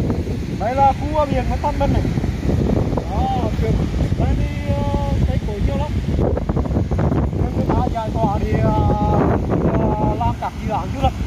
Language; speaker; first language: Vietnamese; native; Vietnamese